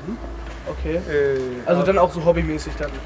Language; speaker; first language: German; native; German